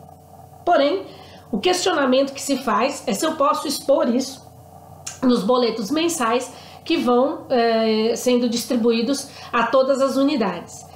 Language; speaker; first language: Portuguese; native; Portuguese